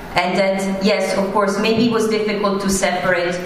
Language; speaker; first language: English; non-native, fluent; Italian